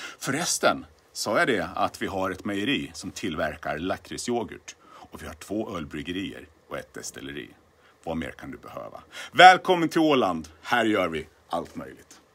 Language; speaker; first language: Swedish; native; Swedish